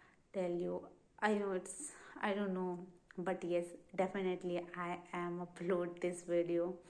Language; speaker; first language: English; non-native, learner; Hindi